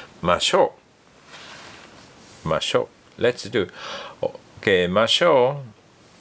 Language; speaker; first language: Japanese; non-native, fluent; English